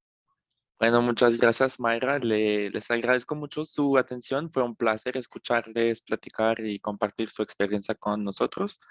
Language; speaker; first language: Spanish; non-native, fluent; French